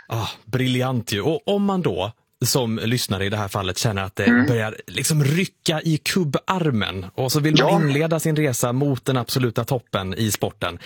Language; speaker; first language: Swedish; native; Swedish